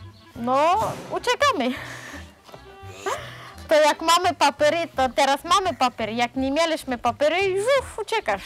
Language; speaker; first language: Polish; non-native, learner; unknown